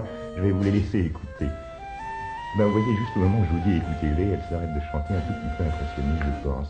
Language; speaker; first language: French; native; French